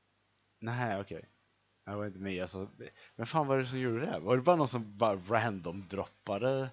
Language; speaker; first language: Swedish; native; Swedish